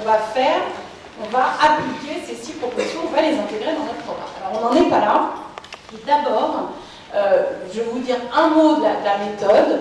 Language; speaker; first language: French; native; French